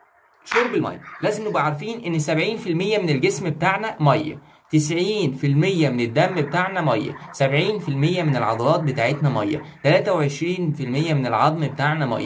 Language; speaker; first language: Arabic; native; Arabic